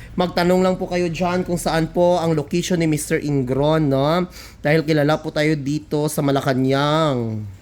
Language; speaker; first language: Filipino; non-native, local second language; Cebuano